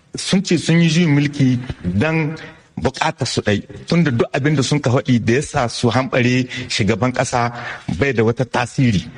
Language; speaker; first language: Hausa; native; Hausa